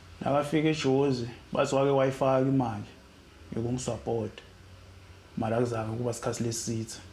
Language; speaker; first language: Zulu; non-native, local second language; Swati